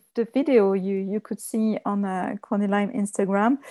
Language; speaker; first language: English; non-native, learner; French